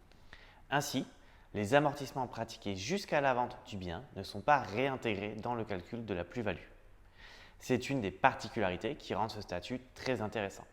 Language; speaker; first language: French; native; French